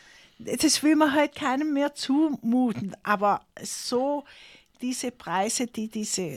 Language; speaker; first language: German; native; German